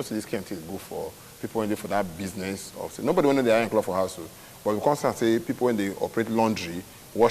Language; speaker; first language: English; non-native, local second language; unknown